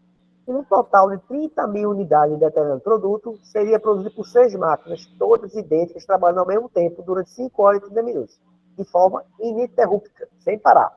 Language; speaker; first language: Portuguese; native; Portuguese